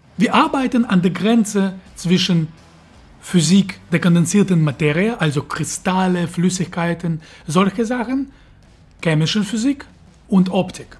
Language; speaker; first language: German; non-native, fluent; Russian